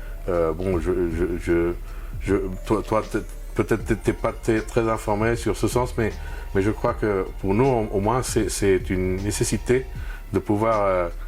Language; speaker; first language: French; non-native, fluent; Spanish